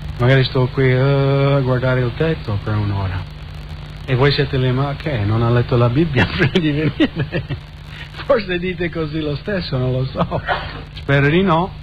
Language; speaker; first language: Italian; non-native, fluent; English